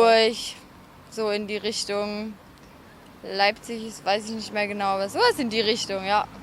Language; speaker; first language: German; native; German